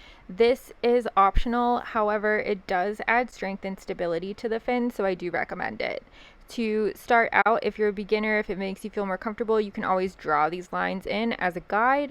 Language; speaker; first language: English; native; English